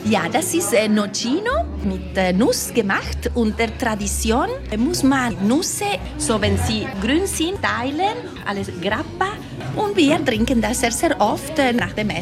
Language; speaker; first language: German; non-native, local second language; Italian